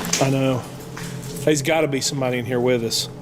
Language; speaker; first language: English; native; English